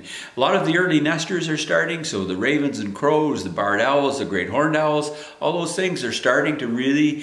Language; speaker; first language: English; native; English